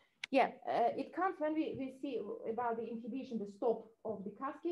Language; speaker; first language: English; non-native, fluent; Russian